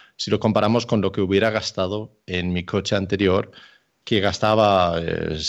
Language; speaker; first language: Spanish; non-native, fluent; Danish